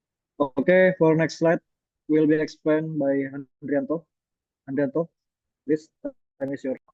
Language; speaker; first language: English; non-native, learner; Indonesian